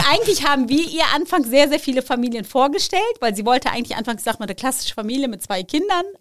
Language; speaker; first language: German; early bilingual, other home language; Turkish